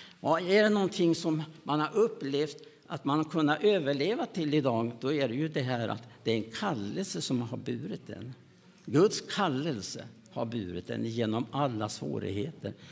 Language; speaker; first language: Swedish; native; Swedish